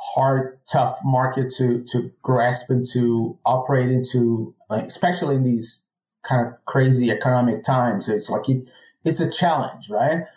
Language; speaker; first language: English; non-native, fluent; Portuguese